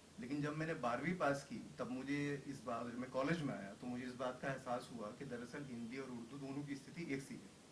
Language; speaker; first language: Hindi; native; Hindi